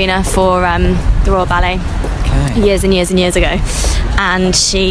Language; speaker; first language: English; native; English